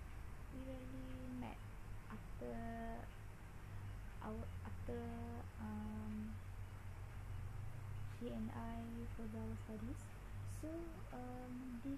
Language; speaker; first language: English; non-native, local second language; Malay